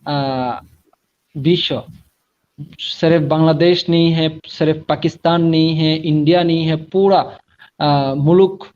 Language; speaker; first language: Hindi; non-native, learner; Bangla